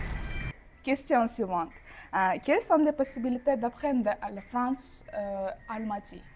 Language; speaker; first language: French; non-native, learner; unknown